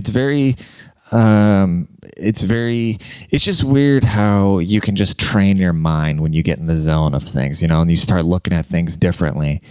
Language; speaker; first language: English; native; English